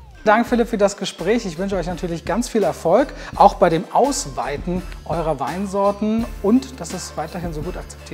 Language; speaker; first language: German; native; German